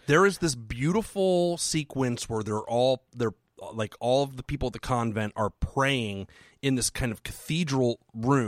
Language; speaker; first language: English; native; English